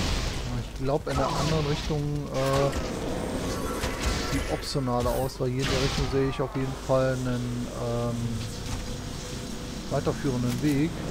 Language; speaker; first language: German; native; German